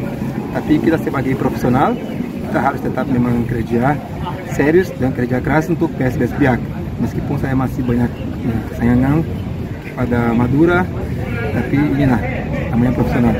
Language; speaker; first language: Indonesian; non-native, fluent; Portuguese